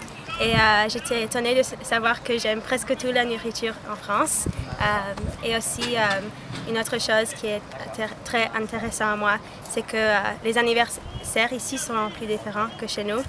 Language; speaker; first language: French; non-native, learner; English